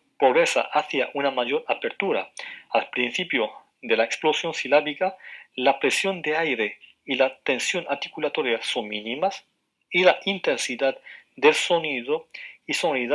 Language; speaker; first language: Spanish; non-native, fluent; Arabic